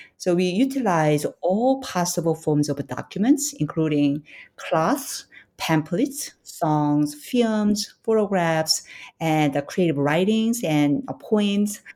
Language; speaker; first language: English; non-native, fluent; Korean